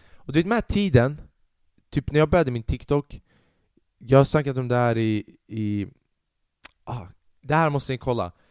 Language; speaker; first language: Swedish; early bilingual, other home language; Albanian